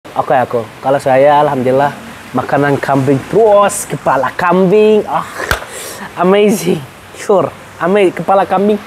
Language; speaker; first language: Indonesian; non-native, learner; Arabic